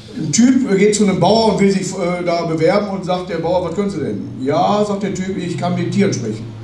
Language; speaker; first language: German; native; German